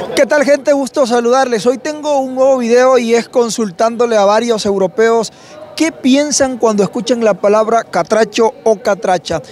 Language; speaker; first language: Spanish; native; Spanish